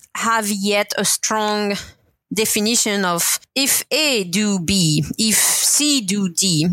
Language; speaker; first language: English; non-native, fluent; French